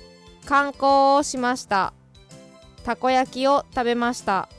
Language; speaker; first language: Japanese; non-native, learner; English